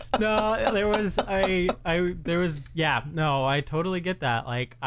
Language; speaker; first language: English; native; English